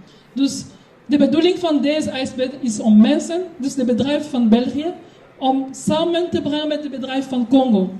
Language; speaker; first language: Dutch; non-native, fluent; French